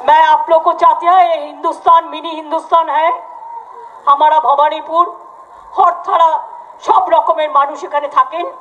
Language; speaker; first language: Hindi; non-native, local second language; Bangla